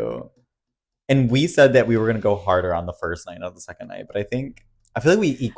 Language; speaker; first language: English; native; English